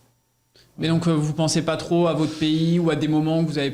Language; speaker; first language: French; native; French